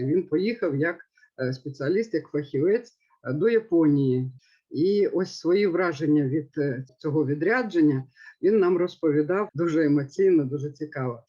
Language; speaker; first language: Ukrainian; native; Ukrainian